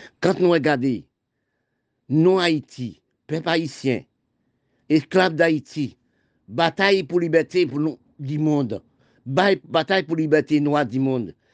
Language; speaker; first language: French; non-native, local second language; Haitian Creole